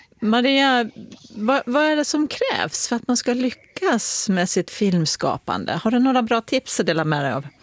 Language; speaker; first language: Swedish; native; Swedish